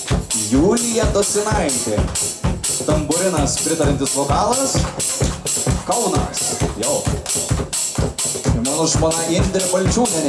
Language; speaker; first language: Lithuanian; native; Lithuanian